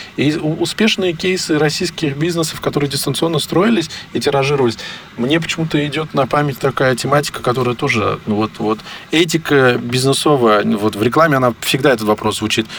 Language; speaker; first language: Russian; native; Russian